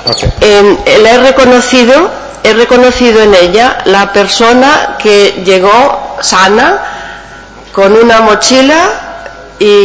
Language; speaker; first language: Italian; non-native, learner; Spanish